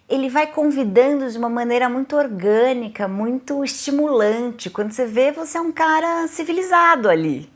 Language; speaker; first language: Portuguese; native; Portuguese